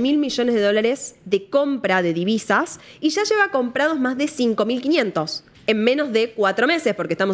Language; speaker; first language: Spanish; native; Spanish